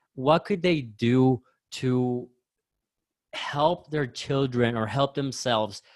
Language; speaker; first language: English; early bilingual, other home language; Spanish